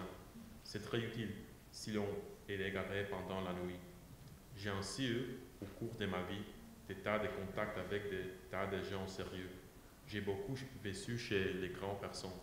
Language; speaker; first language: French; non-native, learner; English